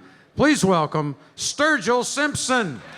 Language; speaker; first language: English; native; English